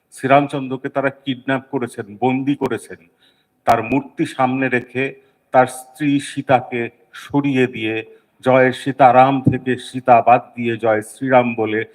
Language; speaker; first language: Bangla; native; Bangla